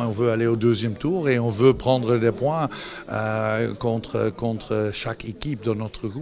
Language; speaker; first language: French; non-native, local second language; Dutch